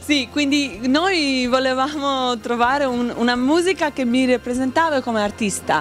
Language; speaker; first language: Italian; non-native, learner; Albanian